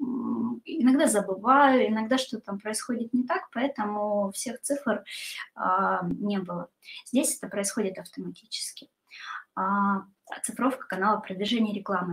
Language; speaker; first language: Russian; native; Russian